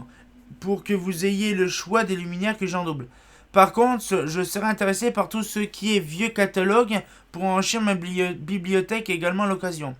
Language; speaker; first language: French; native; French